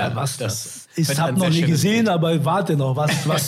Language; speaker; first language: German; non-native, learner; Portuguese